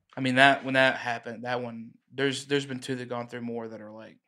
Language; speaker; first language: English; native; English